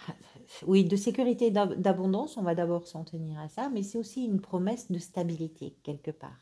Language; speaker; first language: French; native; French